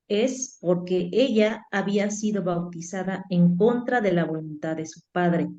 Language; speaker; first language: Spanish; native; Spanish